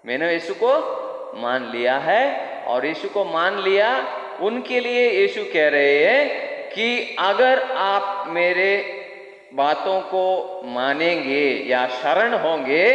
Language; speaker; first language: Hindi; non-native, local second language; Kannada